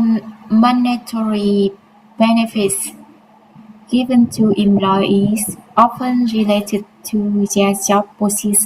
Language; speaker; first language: English; non-native, learner; Vietnamese